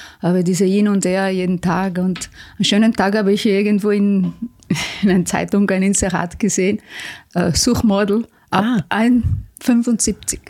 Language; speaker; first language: German; non-native, fluent; Italian